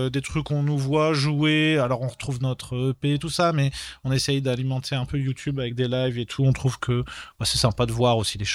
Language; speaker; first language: French; native; French